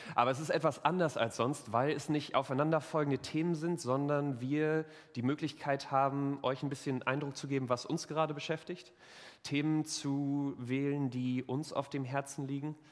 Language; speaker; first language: German; native; German